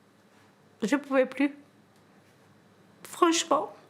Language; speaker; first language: French; non-native, learner; Portuguese